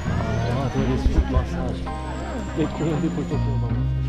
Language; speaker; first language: English; non-native, learner; Korean